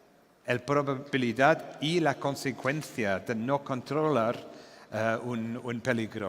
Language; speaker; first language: Spanish; non-native, fluent; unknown